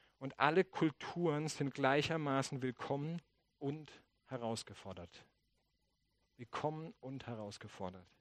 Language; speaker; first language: German; native; German